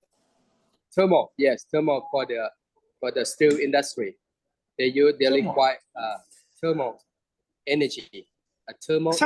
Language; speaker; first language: English; non-native, learner; Thai